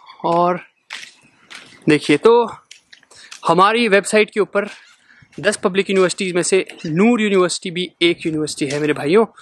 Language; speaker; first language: Hindi; native; Hindi